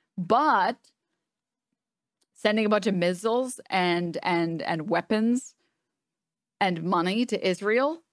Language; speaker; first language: English; native; English